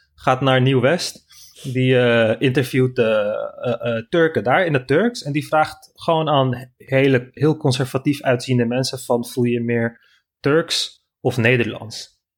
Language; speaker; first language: Dutch; non-native, fluent; Turkish